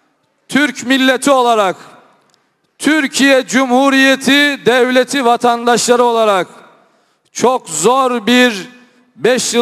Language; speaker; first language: Turkish; native; Turkish